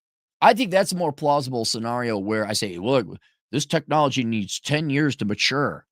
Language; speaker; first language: English; native; English